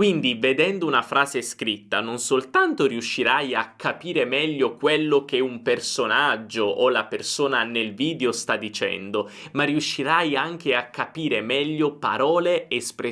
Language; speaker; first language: Italian; native; Italian